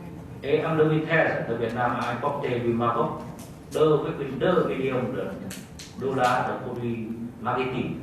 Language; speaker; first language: French; non-native, fluent; Vietnamese